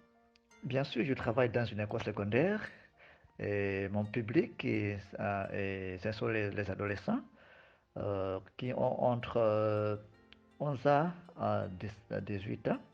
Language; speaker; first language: French; non-native, fluent; Nyanja